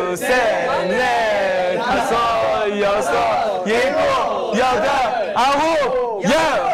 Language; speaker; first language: Korean; non-native, learner; Chinese